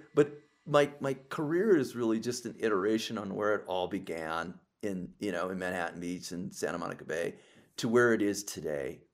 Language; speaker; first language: English; native; English